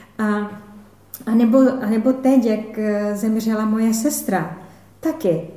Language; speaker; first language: Czech; non-native, fluent; Portuguese